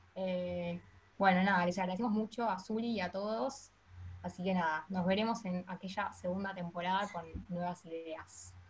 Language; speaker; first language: Spanish; native; Spanish